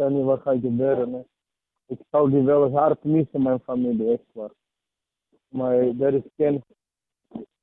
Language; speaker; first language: Dutch; non-native, fluent; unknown